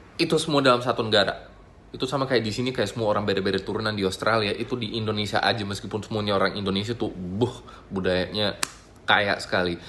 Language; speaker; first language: Indonesian; non-native, fluent; English